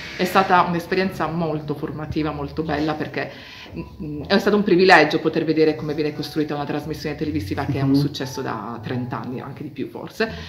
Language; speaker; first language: Italian; native; Italian